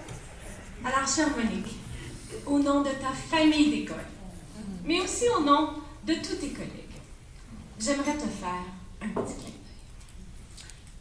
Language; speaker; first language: French; native; French